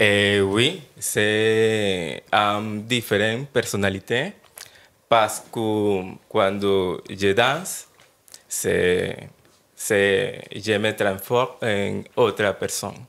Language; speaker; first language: French; non-native, learner; Spanish